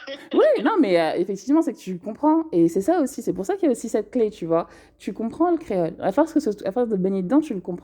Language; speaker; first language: French; native; French